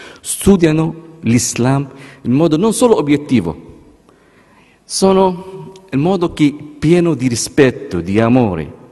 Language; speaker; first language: Italian; non-native, fluent; Arabic